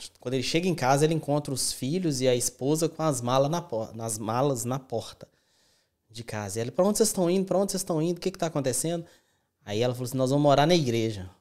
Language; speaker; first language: Portuguese; native; Portuguese